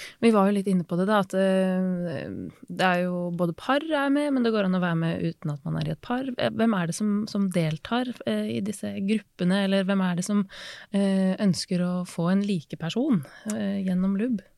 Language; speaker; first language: Norwegian; native; Norwegian